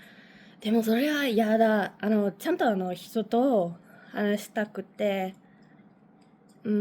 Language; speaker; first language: Japanese; non-native, learner; English